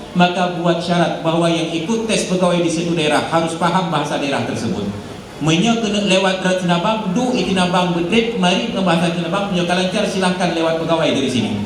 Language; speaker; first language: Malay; non-native, local second language; Achinese